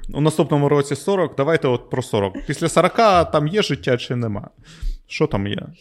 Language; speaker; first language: Ukrainian; non-native, local second language; Russian